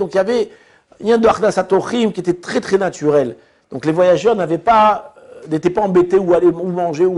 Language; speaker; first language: French; native; French